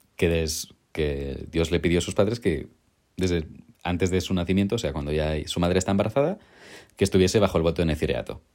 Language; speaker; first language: Spanish; native; Spanish